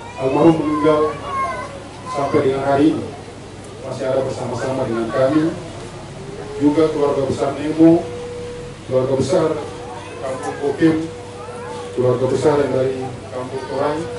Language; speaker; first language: Indonesian; native; Indonesian